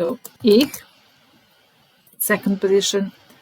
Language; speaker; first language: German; non-native, fluent; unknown